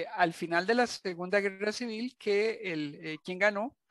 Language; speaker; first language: Spanish; native; Spanish